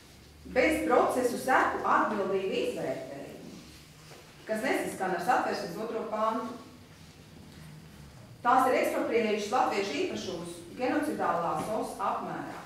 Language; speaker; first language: Latvian; native; Latvian